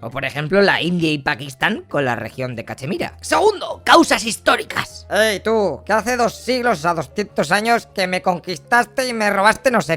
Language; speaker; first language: Spanish; native; Spanish